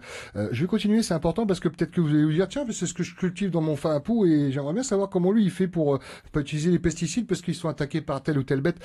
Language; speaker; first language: French; native; French